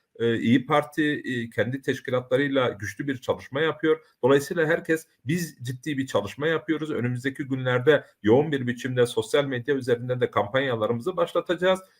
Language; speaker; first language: Turkish; early bilingual, heritage; Turkish